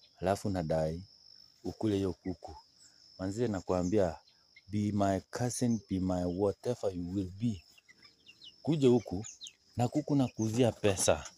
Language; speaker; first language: Swahili; native; Swahili